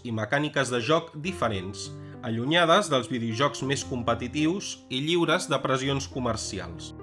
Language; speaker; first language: Catalan; native; Catalan